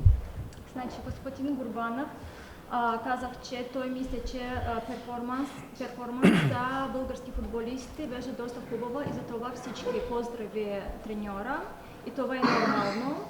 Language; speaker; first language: Bulgarian; non-native, learner; Azerbaijani